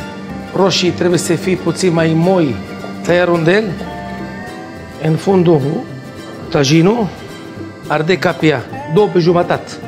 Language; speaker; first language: Romanian; non-native, fluent; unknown